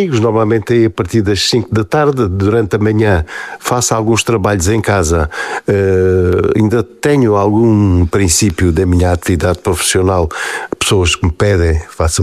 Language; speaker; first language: Portuguese; native; Portuguese